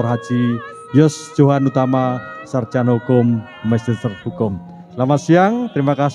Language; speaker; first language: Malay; non-native, local second language; Javanese